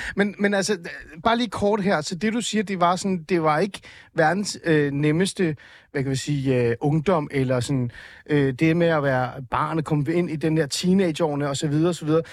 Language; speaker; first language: Danish; early bilingual, other home language; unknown